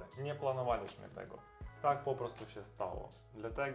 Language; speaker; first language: Polish; non-native, learner; Russian